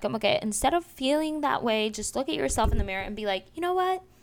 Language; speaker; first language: English; non-native, local second language; Spanish